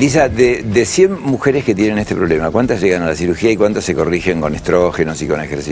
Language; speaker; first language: Spanish; native; Spanish